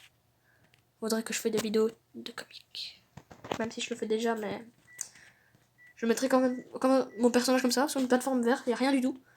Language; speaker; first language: French; native; French